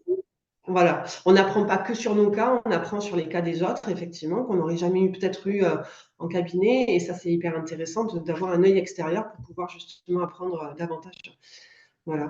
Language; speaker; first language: French; native; French